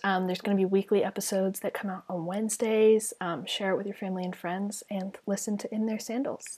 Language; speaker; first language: English; native; English